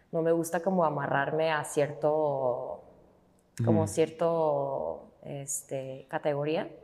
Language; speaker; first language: Spanish; non-native, fluent; English